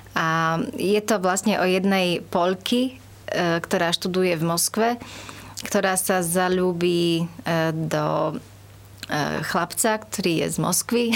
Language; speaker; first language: Slovak; non-native, local second language; Hungarian